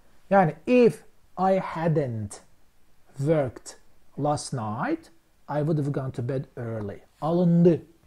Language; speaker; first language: English; non-native, fluent; Azerbaijani